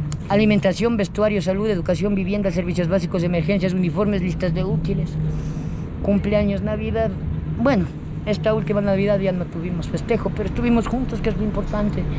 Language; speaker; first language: Spanish; native; Spanish